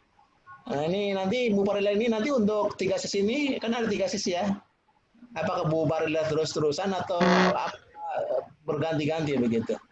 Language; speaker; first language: Indonesian; native; Indonesian